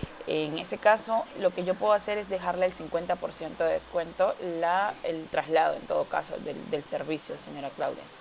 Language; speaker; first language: Spanish; native; Spanish